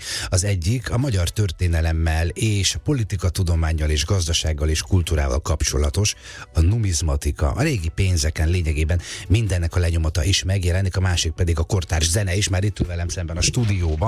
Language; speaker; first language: Hungarian; native; Hungarian